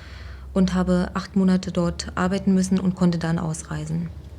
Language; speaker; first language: German; native; German